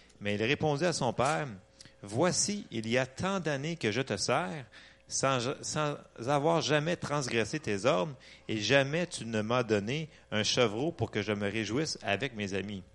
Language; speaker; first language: French; non-native, learner; English